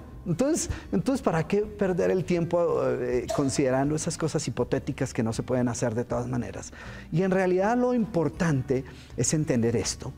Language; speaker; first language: Spanish; native; Spanish